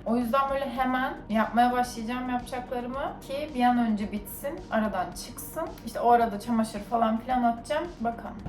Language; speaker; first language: Turkish; native; Turkish